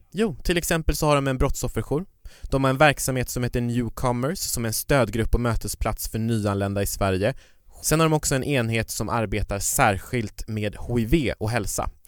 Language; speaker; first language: Swedish; native; Swedish